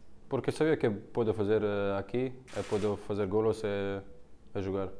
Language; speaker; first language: Portuguese; non-native, learner; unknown